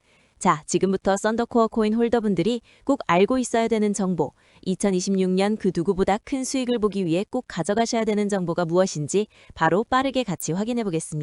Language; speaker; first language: Korean; native; Korean